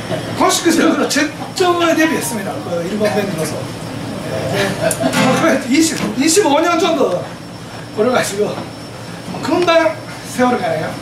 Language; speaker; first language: Korean; non-native, fluent; Japanese